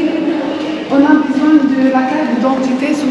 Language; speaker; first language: French; non-native, fluent; Arabic